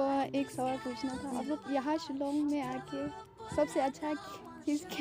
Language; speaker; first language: Hindi; non-native, local second language; Khasi